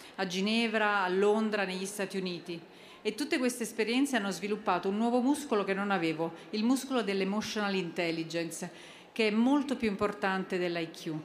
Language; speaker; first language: Italian; native; Italian